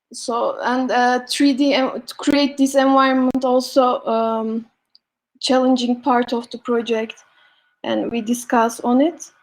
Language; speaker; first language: English; non-native, learner; Turkish